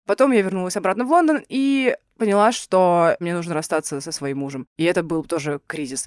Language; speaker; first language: Russian; native; Russian